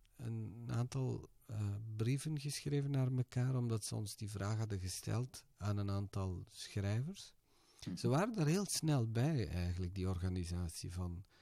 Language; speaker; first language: Dutch; early bilingual, other home language; Turkish